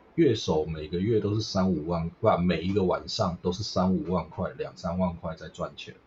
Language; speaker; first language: Chinese; native; Chinese